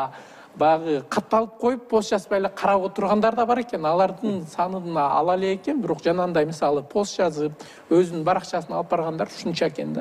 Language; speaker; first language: Kyrgyz; native; Kyrgyz